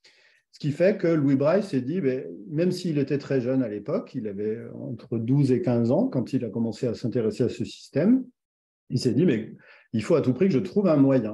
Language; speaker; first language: French; native; French